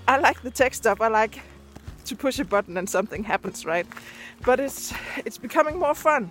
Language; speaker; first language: English; non-native, fluent; Danish